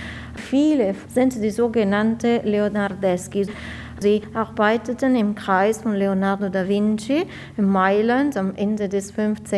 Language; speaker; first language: German; non-native, fluent; Italian